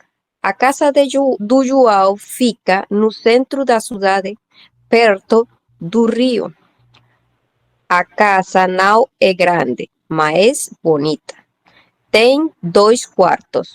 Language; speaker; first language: Portuguese; non-native, learner; Spanish